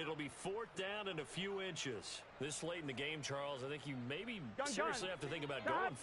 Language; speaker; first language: English; native; English